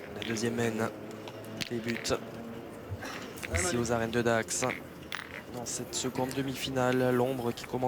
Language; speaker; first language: French; native; French